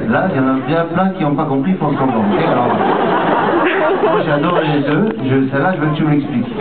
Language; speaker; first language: French; native; French